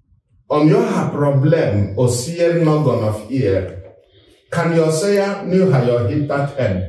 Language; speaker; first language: Swedish; non-native, fluent; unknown